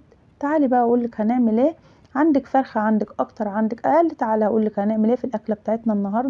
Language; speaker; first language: Arabic; native; Arabic